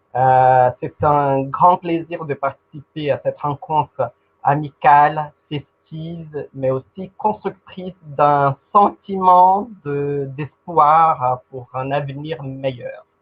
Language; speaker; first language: French; non-native, fluent; Portuguese